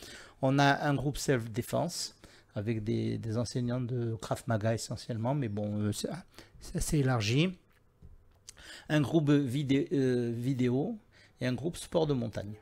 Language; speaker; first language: French; native; French